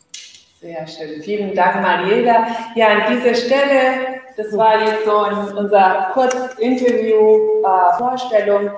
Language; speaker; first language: German; non-native, fluent; Spanish